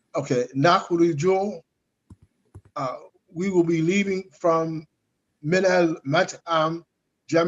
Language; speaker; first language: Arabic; non-native, learner; English